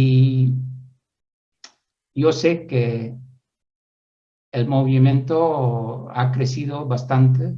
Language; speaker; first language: Spanish; non-native, fluent; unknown